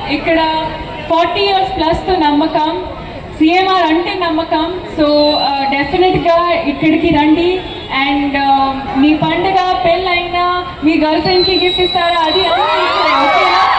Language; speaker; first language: Telugu; non-native, fluent; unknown